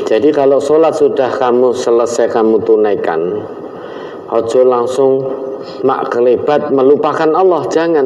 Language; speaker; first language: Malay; non-native, local second language; Javanese